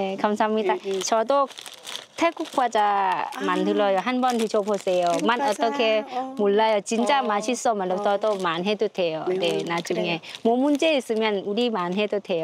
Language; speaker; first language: Korean; non-native, learner; Thai